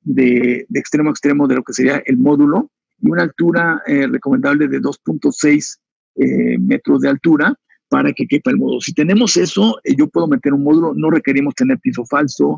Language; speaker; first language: Spanish; native; Spanish